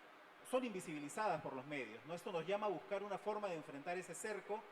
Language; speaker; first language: Spanish; native; Spanish